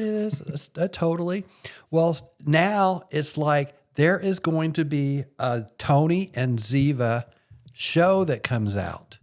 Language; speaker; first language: English; native; English